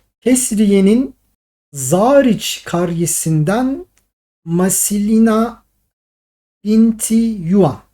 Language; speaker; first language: Turkish; native; Turkish